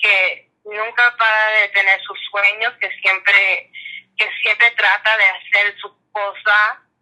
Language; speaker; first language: Spanish; early bilingual, heritage; English